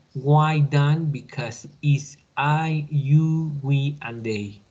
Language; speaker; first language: English; non-native, learner; Spanish